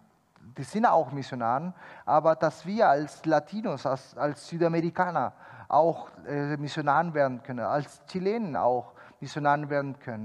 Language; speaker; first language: German; non-native, fluent; Spanish